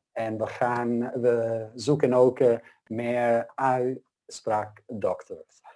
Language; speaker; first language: Dutch; non-native, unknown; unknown